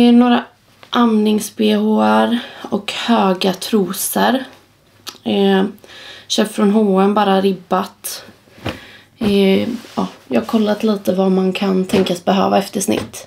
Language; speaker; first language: Swedish; native; Swedish